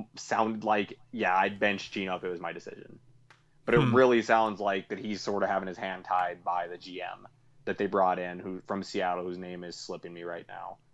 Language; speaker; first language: English; native; English